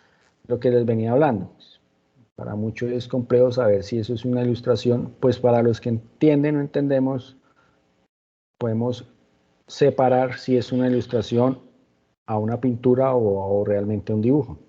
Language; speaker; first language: Spanish; native; Spanish